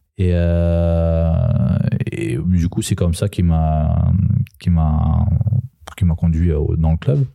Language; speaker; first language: French; early bilingual, other home language; Serbian